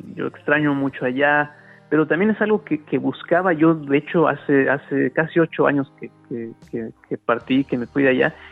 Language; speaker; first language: Spanish; native; Spanish